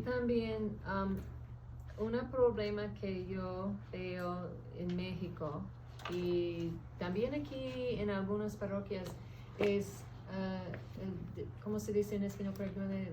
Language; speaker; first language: Spanish; early bilingual, heritage; English